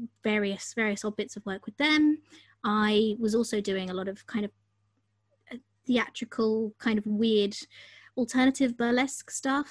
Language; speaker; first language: English; native; English